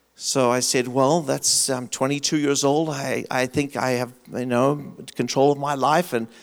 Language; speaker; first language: English; native; English